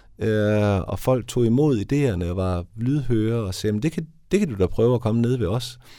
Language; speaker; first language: Danish; native; Danish